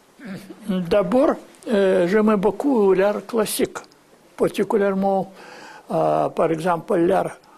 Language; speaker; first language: French; non-native, fluent; Russian